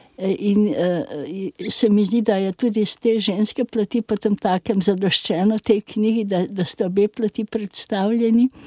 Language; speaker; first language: Slovenian; native; Slovenian